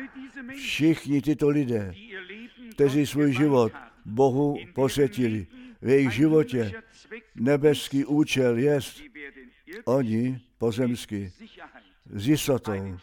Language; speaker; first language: Czech; non-native, fluent; German